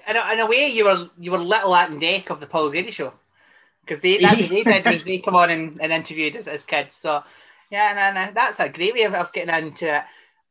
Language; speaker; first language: English; native; English